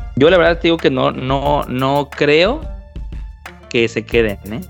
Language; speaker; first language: Spanish; native; Spanish